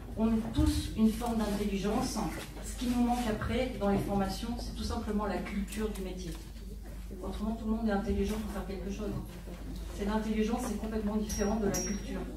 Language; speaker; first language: French; native; French